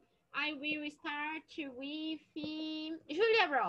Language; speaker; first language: English; non-native, learner; Portuguese